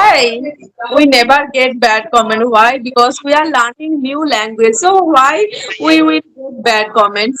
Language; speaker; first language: English; non-native, learner; Bangla